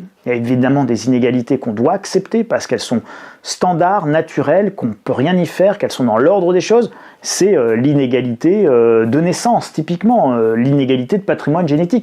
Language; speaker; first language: French; native; French